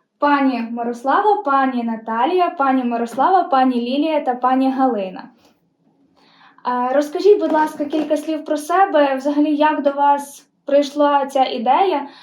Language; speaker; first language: Ukrainian; native; Ukrainian